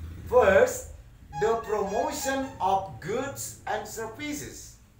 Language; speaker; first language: English; non-native, fluent; Indonesian